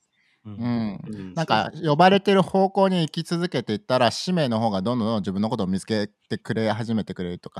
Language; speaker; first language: Japanese; native; Japanese